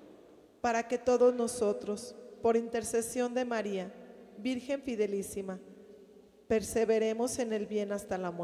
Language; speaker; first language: Spanish; native; Spanish